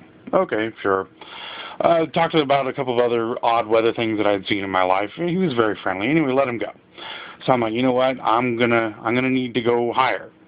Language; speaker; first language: English; native; English